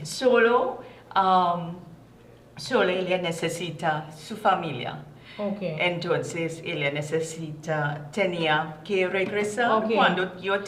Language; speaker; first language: Spanish; non-native, learner; English